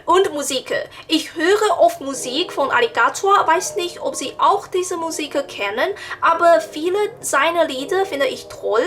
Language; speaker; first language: German; non-native, learner; Chinese